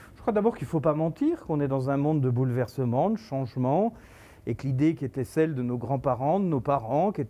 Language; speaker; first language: French; native; French